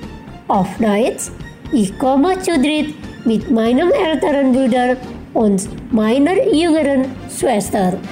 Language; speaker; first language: German; non-native, fluent; Indonesian